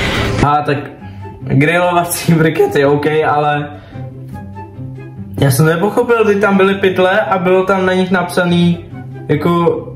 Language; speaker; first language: Czech; native; Czech